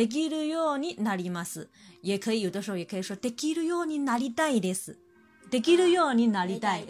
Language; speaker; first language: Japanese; non-native, fluent; Chinese